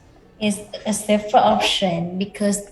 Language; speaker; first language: English; non-native, learner; Vietnamese